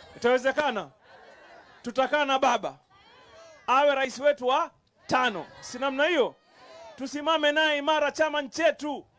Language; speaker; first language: Swahili; native; Swahili